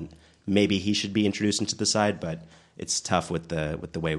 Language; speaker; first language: English; native; English